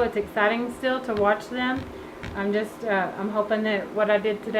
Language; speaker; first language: English; native; English